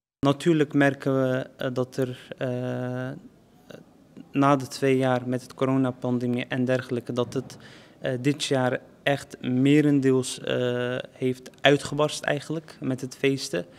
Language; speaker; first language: Dutch; early bilingual, other home language; Turkish